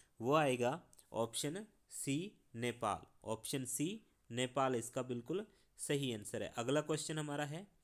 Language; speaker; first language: Hindi; non-native, local second language; Punjabi